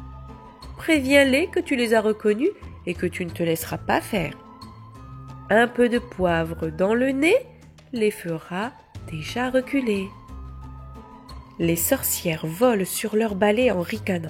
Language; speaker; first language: French; native; French